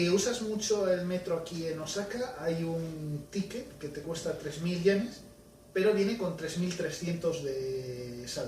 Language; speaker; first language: Spanish; native; Spanish